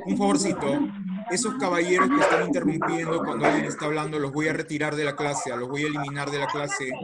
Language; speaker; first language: Spanish; native; Spanish